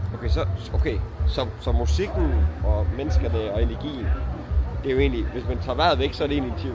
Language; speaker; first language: Danish; native; Danish